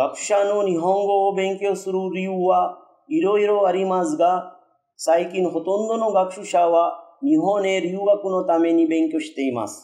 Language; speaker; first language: Japanese; non-native, fluent; Urdu